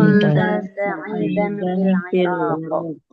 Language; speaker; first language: Arabic; non-native, learner; Indonesian